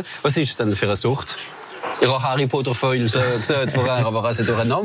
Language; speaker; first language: German; non-native, local second language; French